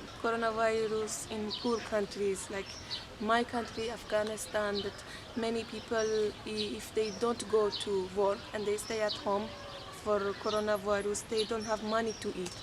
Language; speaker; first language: English; non-native, fluent; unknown